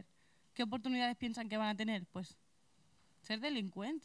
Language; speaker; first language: Spanish; native; Spanish